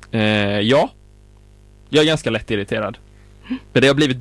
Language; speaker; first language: Swedish; native; Swedish